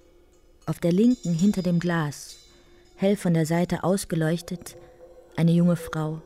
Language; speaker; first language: German; native; German